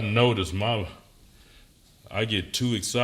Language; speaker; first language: English; native; English